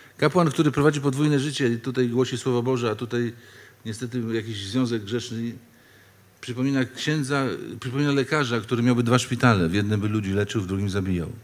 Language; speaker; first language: Polish; native; Polish